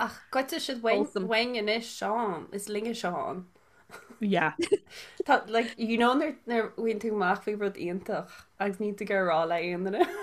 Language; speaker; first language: Irish; native; Irish